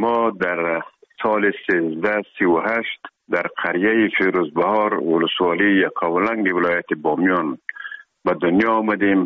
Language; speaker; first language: Persian; native; Persian